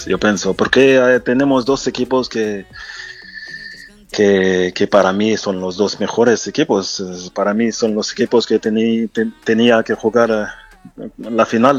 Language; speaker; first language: Spanish; non-native, fluent; French